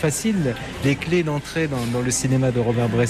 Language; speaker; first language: French; native; French